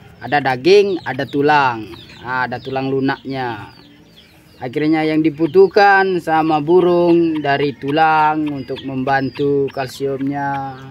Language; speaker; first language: Indonesian; native; Indonesian